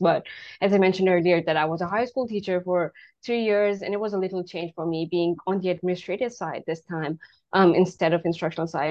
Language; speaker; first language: English; non-native, local second language; Urdu